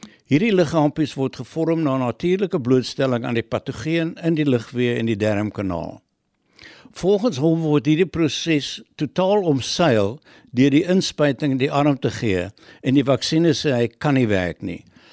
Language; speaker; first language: Afrikaans; native; Afrikaans